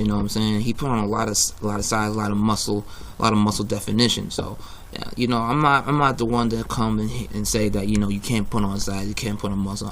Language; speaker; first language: English; native; English